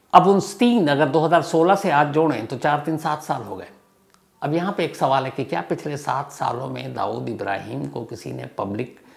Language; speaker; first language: Hindi; native; Hindi